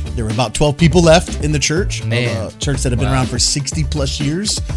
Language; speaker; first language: English; native; English